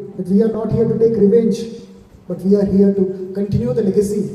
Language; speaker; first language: English; non-native, local second language; Telugu